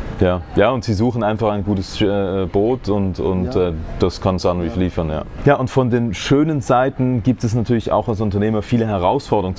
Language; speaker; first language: German; native; German